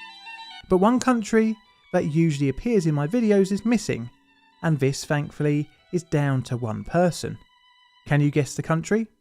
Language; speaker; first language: English; native; English